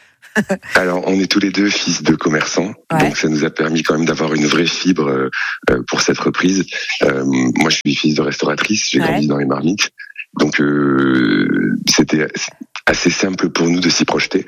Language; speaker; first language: French; native; French